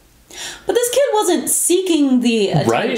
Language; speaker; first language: English; native; English